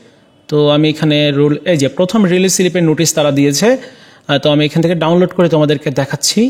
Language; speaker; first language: Bangla; native; Bangla